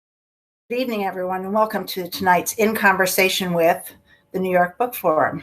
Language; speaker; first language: English; native; English